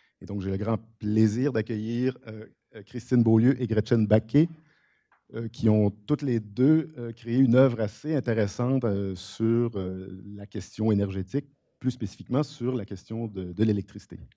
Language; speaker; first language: French; native; French